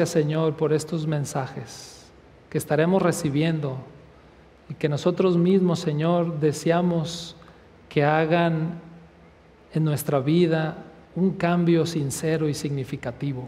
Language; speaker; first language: Spanish; native; Spanish